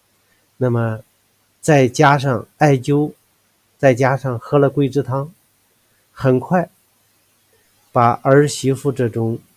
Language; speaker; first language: Chinese; native; Chinese